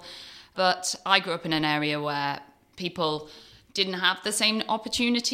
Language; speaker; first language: English; native; English